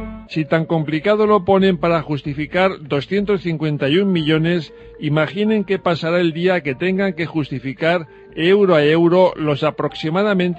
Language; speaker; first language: Spanish; native; Spanish